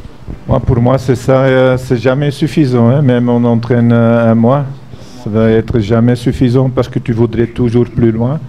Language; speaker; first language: French; non-native, fluent; Dutch